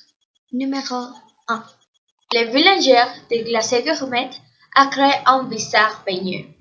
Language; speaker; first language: French; non-native, learner; Spanish